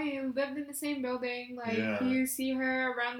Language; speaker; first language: English; non-native, local second language; Filipino